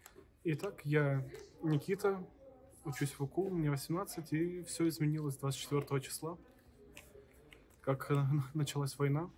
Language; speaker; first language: Ukrainian; non-native, local second language; Russian